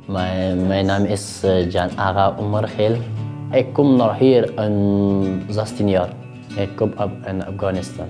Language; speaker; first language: Dutch; non-native, learner; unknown